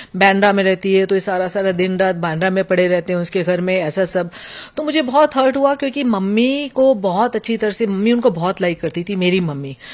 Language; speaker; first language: Hindi; native; Hindi